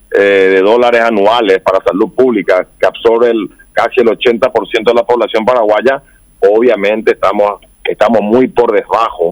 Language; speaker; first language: Spanish; native; Spanish